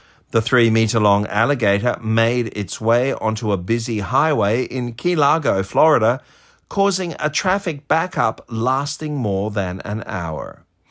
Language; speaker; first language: English; native; English